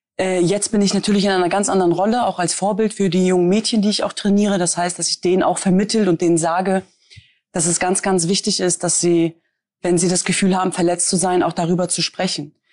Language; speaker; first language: German; native; German